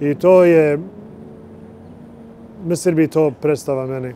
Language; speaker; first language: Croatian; non-native, learner; English